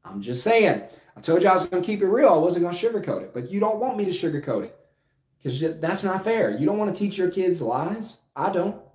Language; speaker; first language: English; native; English